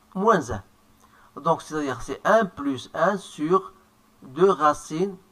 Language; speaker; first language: French; non-native, local second language; Arabic